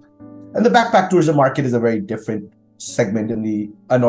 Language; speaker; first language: English; non-native, local second language; Hindi